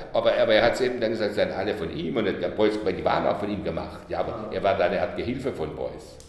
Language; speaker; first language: German; native; German